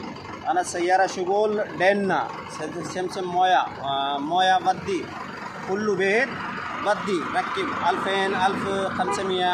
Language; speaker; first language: Arabic; non-native, learner; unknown